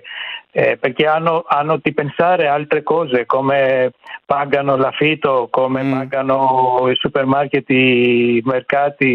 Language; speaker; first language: Italian; non-native, fluent; Greek